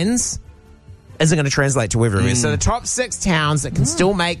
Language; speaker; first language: English; native; English